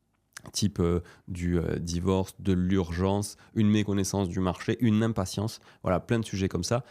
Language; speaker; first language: French; native; French